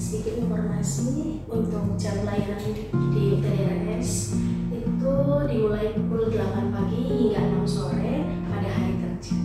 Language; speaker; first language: Indonesian; native; Indonesian